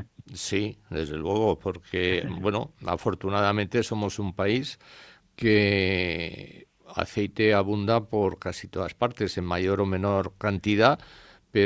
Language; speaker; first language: Spanish; native; Spanish